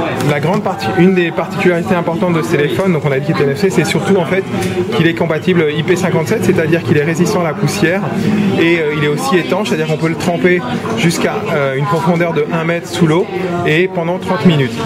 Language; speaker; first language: French; native; French